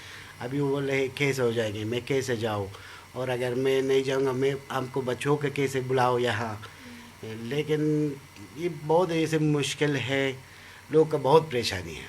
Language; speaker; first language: Hindi; non-native, learner; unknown